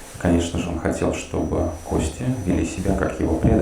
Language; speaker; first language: Russian; native; Russian